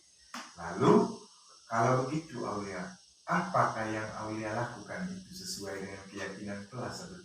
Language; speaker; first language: Indonesian; non-native, local second language; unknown